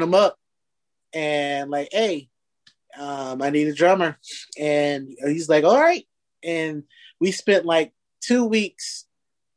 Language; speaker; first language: English; native; English